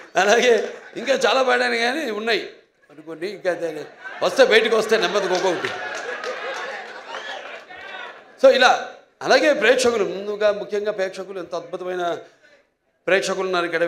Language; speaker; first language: Telugu; native; Telugu